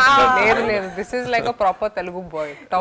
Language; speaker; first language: Telugu; non-native, fluent; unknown